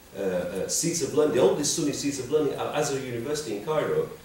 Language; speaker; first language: English; native; English